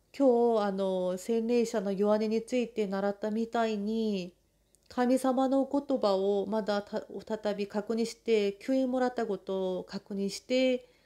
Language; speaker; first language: Japanese; non-native, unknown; Korean